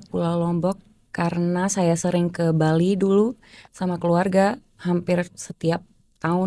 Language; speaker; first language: Indonesian; early bilingual, heritage; German